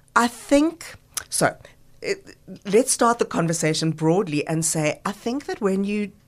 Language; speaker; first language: English; native; English